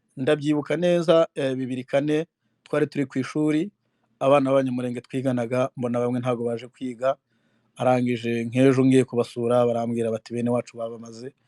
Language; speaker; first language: Kinyarwanda; native; Kinyarwanda